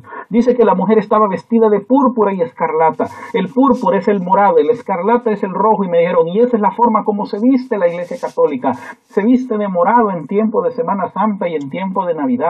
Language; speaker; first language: Spanish; native; Spanish